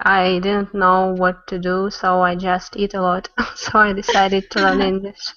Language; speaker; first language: English; non-native, learner; Russian